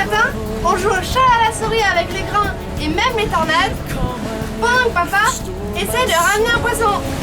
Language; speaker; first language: French; native; French